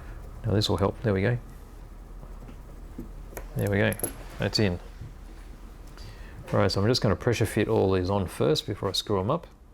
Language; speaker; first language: English; native; English